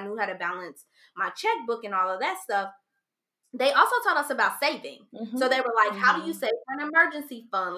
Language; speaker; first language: English; native; English